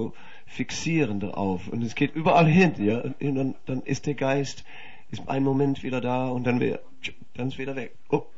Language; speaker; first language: German; non-native, fluent; Dutch